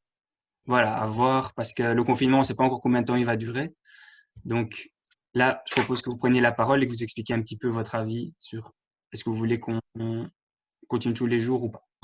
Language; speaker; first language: French; native; French